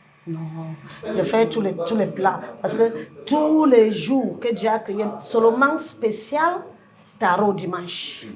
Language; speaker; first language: French; non-native, learner; English